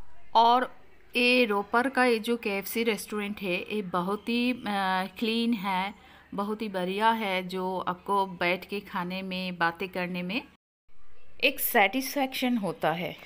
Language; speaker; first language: Hindi; non-native, local second language; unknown